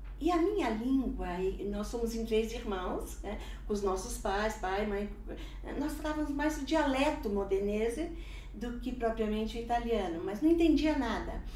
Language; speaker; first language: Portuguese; early bilingual, other home language; Italian